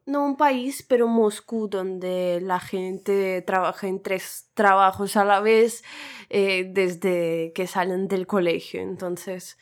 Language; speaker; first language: Spanish; non-native, fluent; Russian